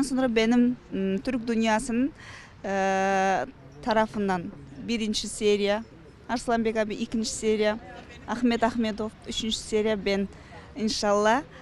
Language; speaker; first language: Turkish; non-native, learner; Kazakh